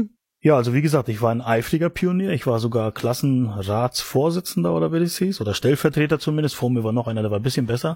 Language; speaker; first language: German; native; German